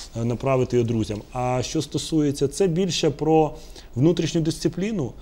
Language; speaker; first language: Ukrainian; native; Ukrainian